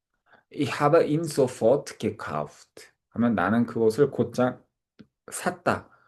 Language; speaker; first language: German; non-native, fluent; Korean